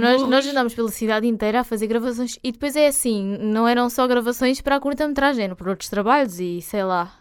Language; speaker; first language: Portuguese; native; Portuguese